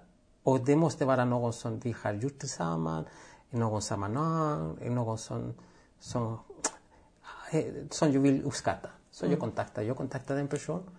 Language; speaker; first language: Swedish; non-native, fluent; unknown